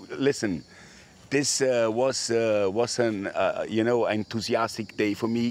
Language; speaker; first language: English; non-native, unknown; Portuguese